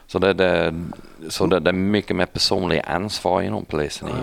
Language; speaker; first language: Swedish; non-native, fluent; English